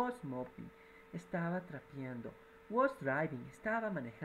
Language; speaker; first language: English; non-native, fluent; Spanish